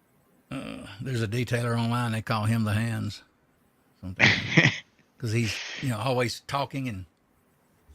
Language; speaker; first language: English; native; English